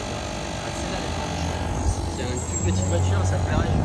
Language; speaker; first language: French; native; French